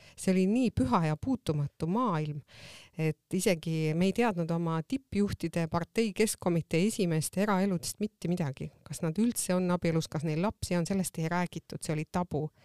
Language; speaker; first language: Estonian; native; Estonian